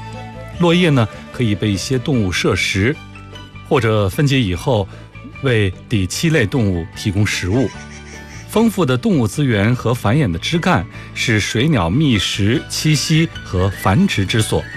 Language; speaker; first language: Chinese; native; Chinese